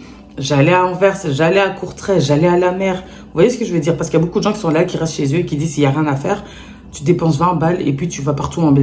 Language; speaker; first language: French; native; French